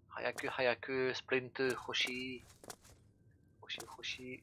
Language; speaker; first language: Japanese; non-native, learner; French